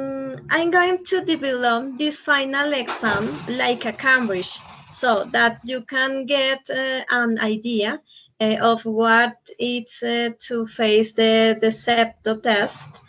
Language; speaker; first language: English; non-native, fluent; Spanish